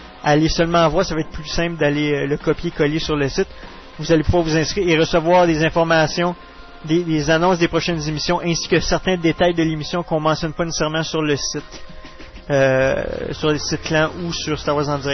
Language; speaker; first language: French; native; French